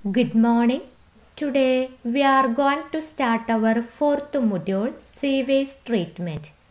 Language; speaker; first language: English; non-native, local second language; Malayalam